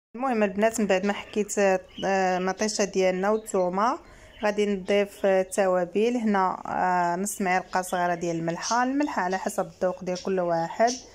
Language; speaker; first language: Arabic; native; Arabic